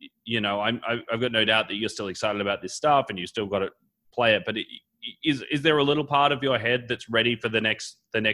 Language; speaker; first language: English; native; English